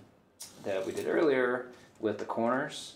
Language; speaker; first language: English; native; English